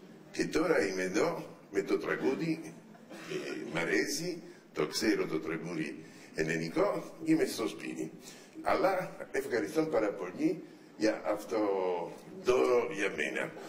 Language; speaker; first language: Greek; non-native, learner; Italian